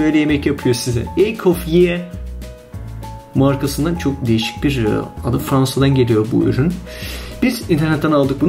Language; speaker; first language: Turkish; non-native, fluent; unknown